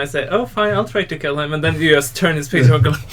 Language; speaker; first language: English; non-native, fluent; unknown